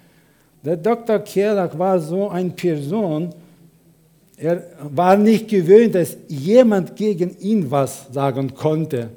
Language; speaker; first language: German; non-native, fluent; Russian